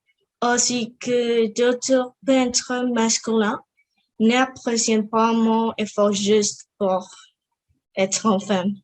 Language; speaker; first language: French; non-native, learner; Spanish